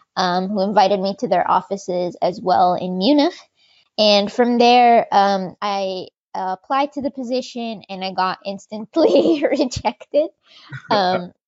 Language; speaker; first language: English; non-native, fluent; Arabic